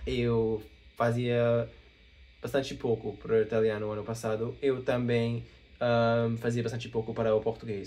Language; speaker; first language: Portuguese; non-native, fluent; English